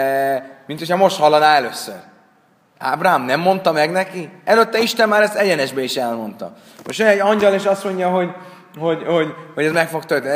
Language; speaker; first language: Hungarian; native; Hungarian